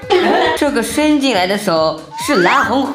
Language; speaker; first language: Chinese; native; Chinese